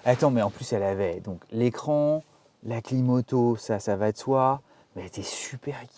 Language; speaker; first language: French; native; French